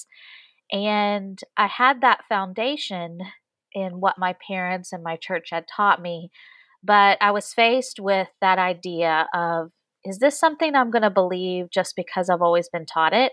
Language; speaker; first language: English; native; English